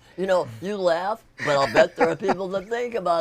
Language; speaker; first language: English; native; English